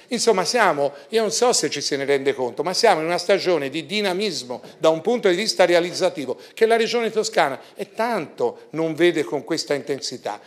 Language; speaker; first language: Italian; native; Italian